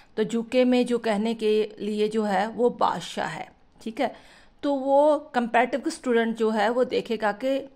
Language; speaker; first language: Hindi; non-native, local second language; Punjabi